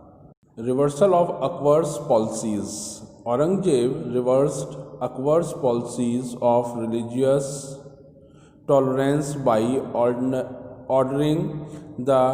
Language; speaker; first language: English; non-native, local second language; Hindi